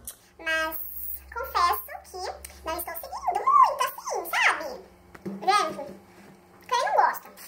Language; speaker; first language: Portuguese; native; Portuguese